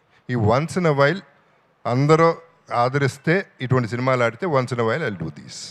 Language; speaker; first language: Telugu; native; Telugu